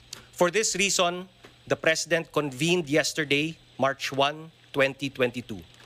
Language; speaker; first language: English; non-native, local second language; Filipino